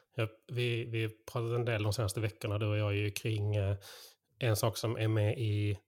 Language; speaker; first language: Swedish; native; Swedish